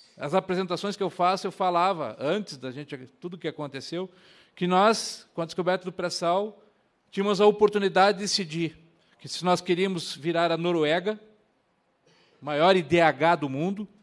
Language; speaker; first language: Portuguese; native; Portuguese